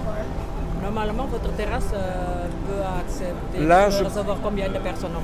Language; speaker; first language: French; non-native, fluent; Indonesian